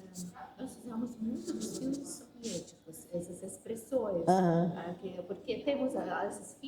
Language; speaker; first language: Portuguese; non-native, fluent; Russian